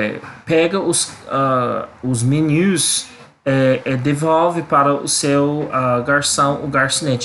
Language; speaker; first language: Portuguese; non-native, learner; English